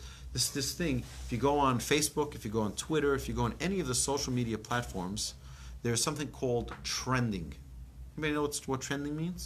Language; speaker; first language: English; native; English